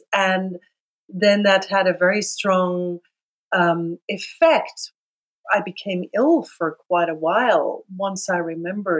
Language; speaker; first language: English; native; English